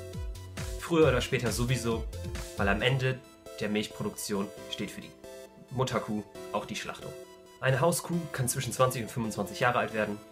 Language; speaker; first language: German; native; German